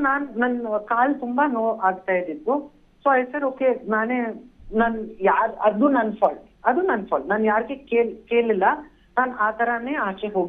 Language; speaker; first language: Kannada; non-native, learner; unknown